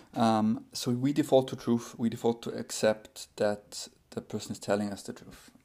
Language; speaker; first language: English; non-native, fluent; German